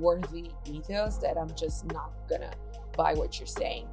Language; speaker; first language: English; non-native, fluent; Portuguese